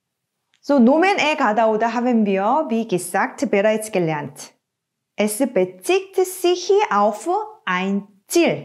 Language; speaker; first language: German; non-native, fluent; Korean